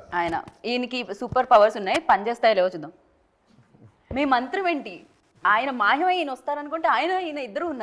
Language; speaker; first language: Telugu; native; Telugu